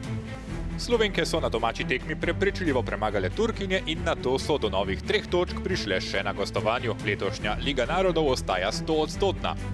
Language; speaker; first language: Slovenian; native; Slovenian